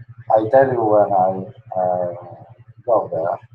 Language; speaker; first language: English; non-native, learner; Polish